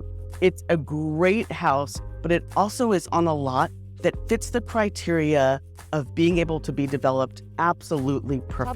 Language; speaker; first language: English; native; English